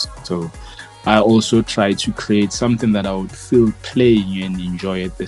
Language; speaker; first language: English; non-native, local second language; Northern Sotho